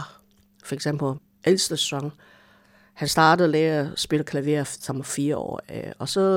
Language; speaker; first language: Danish; non-native, fluent; Chinese